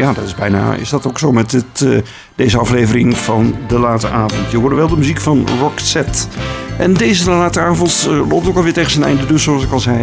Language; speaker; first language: Dutch; native; Dutch